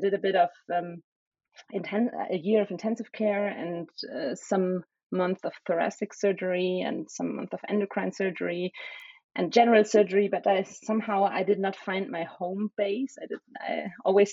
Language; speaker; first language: English; non-native, fluent; German